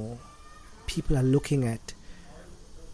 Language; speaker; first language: English; non-native, local second language; Sinhala